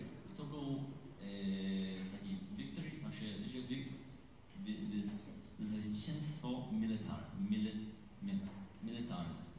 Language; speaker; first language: Polish; non-native, learner; English